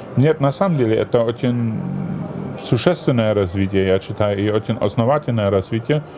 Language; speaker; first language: Russian; non-native, fluent; German